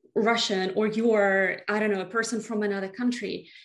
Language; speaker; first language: English; non-native, fluent; Russian